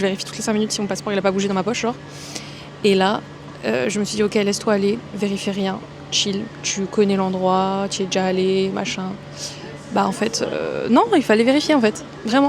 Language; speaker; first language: French; native; French